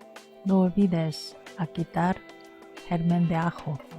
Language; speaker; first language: Spanish; non-native, learner; Korean